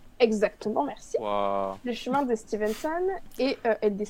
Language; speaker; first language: French; native; French